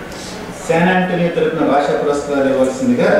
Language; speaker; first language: Telugu; native; Telugu